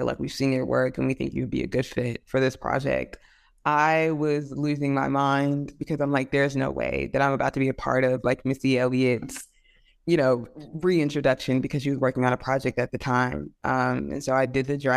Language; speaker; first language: English; native; English